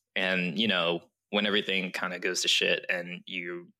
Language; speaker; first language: English; early bilingual, other home language; Chinese